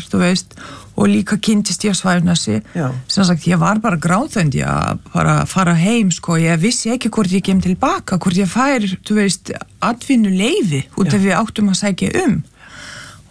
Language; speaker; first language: Icelandic; non-native, fluent; Lithuanian